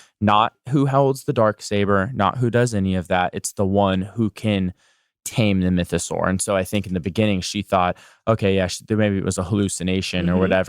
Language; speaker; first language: English; native; English